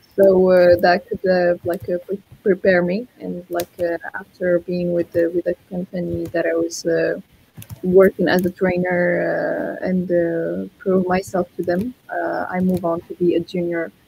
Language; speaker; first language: English; non-native, fluent; Arabic